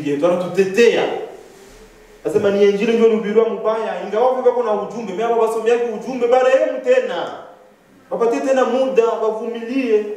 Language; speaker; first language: Swahili; non-native, local second language; Nande